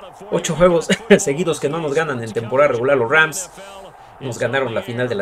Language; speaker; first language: Spanish; native; Spanish